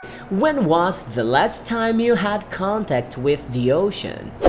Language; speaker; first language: English; non-native, fluent; Portuguese